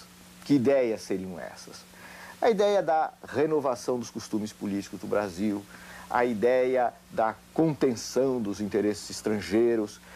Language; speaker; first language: Portuguese; native; Portuguese